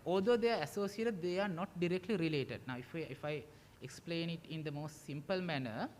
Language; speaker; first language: English; non-native, local second language; Sinhala